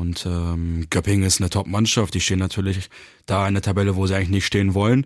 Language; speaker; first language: German; early bilingual, other home language; Turkish